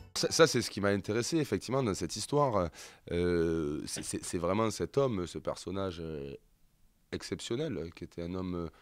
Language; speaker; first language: French; native; French